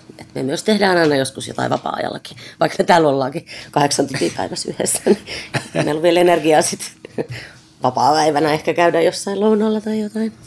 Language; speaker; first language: Finnish; native; Finnish